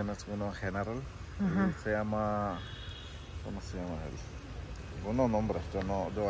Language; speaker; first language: Spanish; non-native, learner; Malayalam